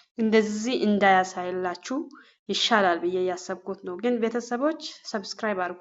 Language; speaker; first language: Amharic; non-native, local second language; Oromo